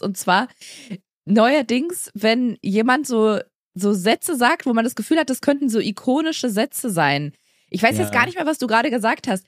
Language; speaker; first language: German; native; German